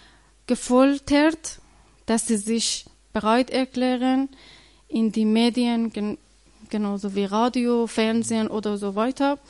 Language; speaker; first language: German; non-native, learner; Persian